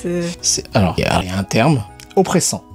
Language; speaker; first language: French; native; French